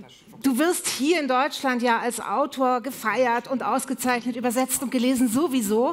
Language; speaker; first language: German; native; German